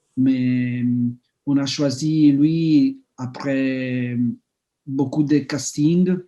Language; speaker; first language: French; non-native, fluent; Italian